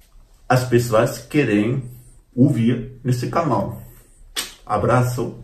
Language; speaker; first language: Portuguese; non-native, fluent; French